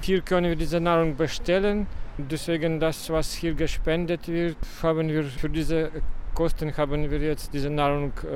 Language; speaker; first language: German; non-native, fluent; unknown